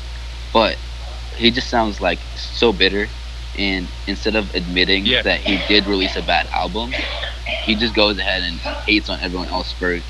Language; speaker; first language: English; non-native, fluent; Arabic